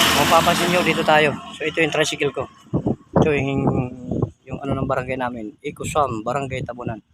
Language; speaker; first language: Filipino; non-native, local second language; Waray